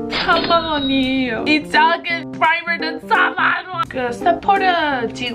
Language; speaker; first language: Korean; non-native, learner; English